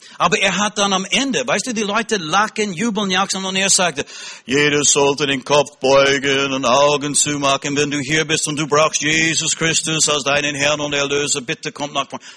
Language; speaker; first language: German; non-native, fluent; English